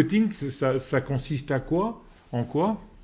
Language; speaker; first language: French; native; French